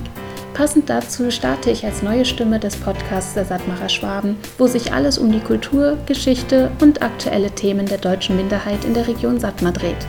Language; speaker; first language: German; native; German